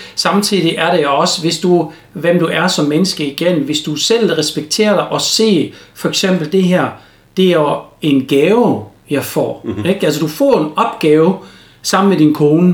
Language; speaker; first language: Danish; native; Danish